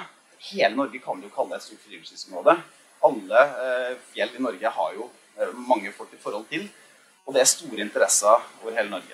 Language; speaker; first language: Norwegian; native; Norwegian